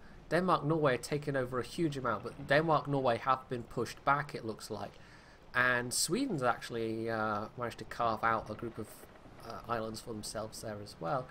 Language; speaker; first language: English; native; English